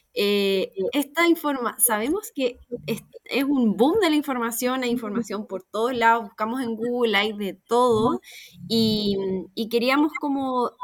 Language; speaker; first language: Spanish; native; Spanish